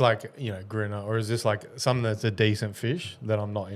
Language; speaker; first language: English; native; English